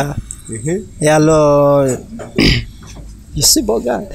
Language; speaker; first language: French; non-native, learner; Rundi